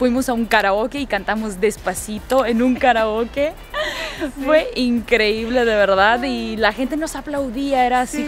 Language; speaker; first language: Spanish; early bilingual, heritage; Russian